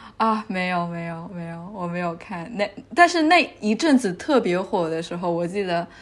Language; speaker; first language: Chinese; native; Chinese